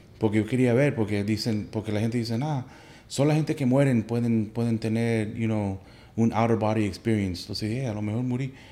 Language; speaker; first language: Spanish; early bilingual, heritage; Spanish